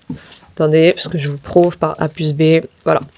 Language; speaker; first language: French; native; French